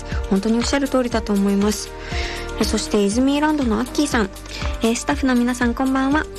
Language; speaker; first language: Japanese; native; Japanese